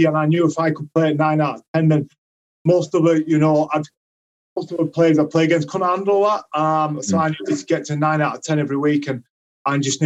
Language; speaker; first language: English; native; English